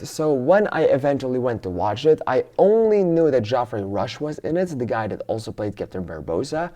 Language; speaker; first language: English; non-native, fluent; Dutch